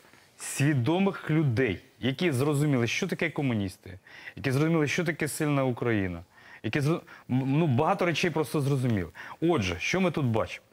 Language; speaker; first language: Ukrainian; native; Ukrainian